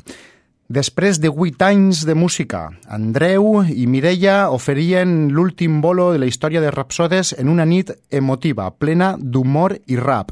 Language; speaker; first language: Catalan; native; Catalan